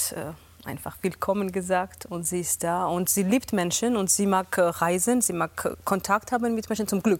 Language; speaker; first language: German; non-native, fluent; Georgian